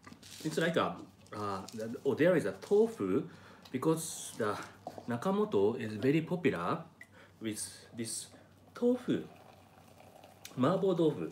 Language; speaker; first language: English; non-native, learner; Japanese